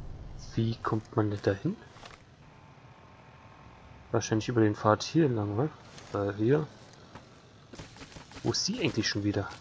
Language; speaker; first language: German; native; German